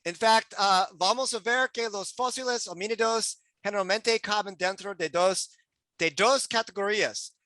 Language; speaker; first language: Spanish; non-native, learner; English